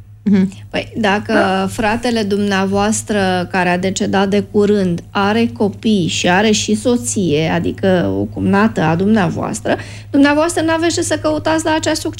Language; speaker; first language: Romanian; native; Romanian